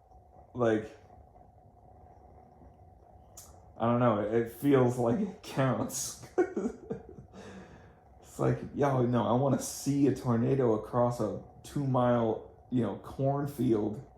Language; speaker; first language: English; native; English